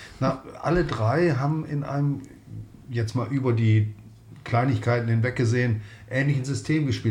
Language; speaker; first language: German; native; German